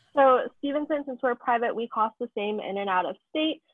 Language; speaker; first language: English; native; English